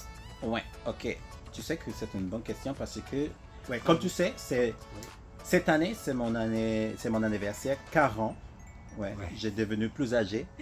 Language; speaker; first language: French; non-native, learner; English